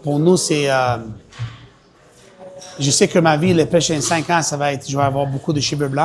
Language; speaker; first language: French; non-native, local second language; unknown